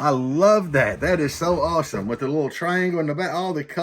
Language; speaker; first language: English; native; English